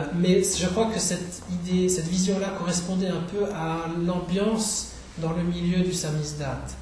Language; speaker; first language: French; non-native, fluent; Czech